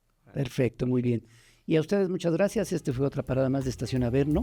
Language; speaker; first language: Spanish; native; Spanish